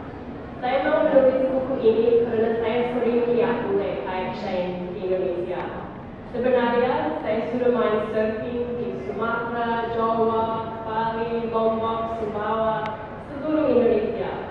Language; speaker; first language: Indonesian; non-native, fluent; English